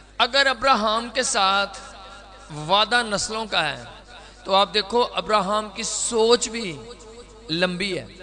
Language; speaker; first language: Urdu; non-native, local second language; Punjabi